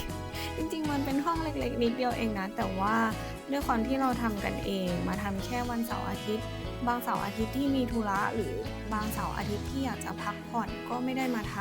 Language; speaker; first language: Thai; native; Thai